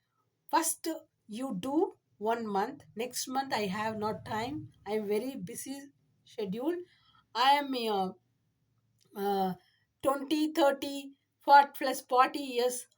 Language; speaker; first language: English; non-native, learner; Tamil